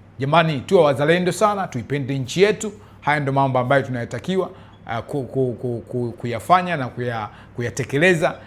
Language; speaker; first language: Swahili; early bilingual, heritage; Swahili